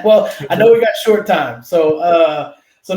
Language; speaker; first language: English; native; English